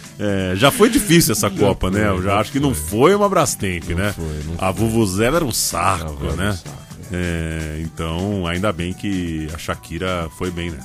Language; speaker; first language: Portuguese; native; Portuguese